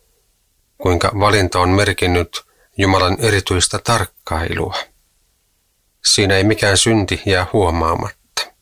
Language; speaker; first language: Finnish; native; Finnish